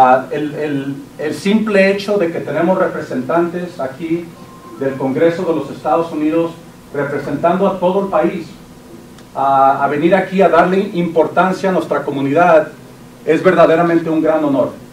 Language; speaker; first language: Spanish; early bilingual, heritage; Spanish